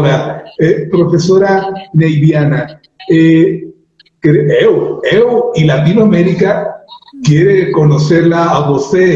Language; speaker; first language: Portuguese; non-native, learner; Spanish